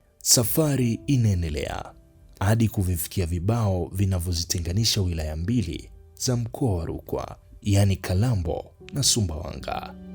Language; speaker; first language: Swahili; native; Swahili